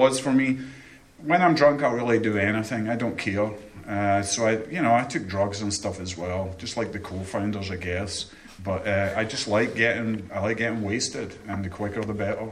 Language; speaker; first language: English; native; English